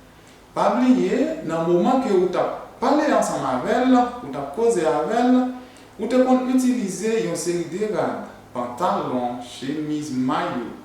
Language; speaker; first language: French; non-native, learner; Haitian Creole